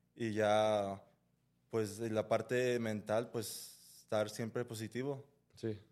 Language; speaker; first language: Spanish; early bilingual, heritage; Spanish